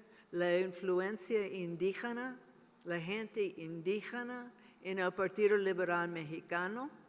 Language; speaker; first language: Spanish; non-native, learner; English